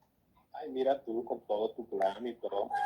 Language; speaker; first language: Spanish; early bilingual, heritage; English